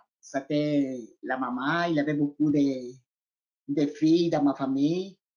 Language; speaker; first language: French; non-native, fluent; Spanish